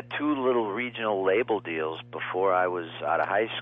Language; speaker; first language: English; native; English